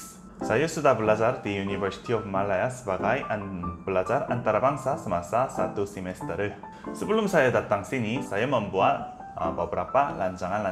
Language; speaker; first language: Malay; non-native, learner; Korean